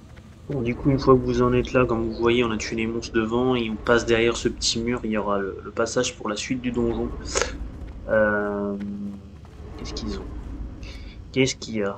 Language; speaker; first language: French; native; French